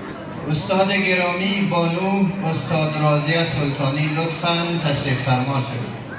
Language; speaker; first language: Persian; native; Persian